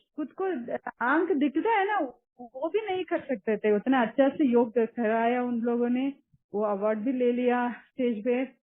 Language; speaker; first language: Hindi; non-native, learner; Kannada